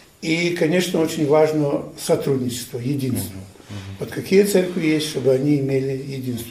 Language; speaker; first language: Russian; non-native, fluent; Ukrainian